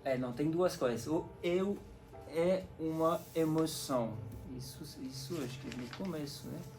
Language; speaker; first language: Portuguese; non-native, fluent; French